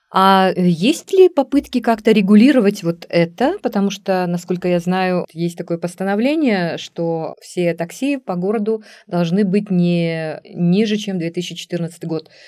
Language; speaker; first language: Russian; non-native, local second language; Tajik